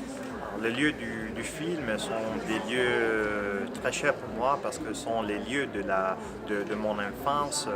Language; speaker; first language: French; non-native, fluent; Italian